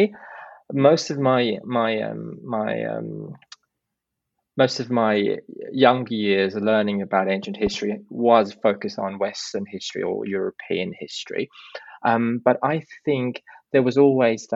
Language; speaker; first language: English; non-native, local second language; Filipino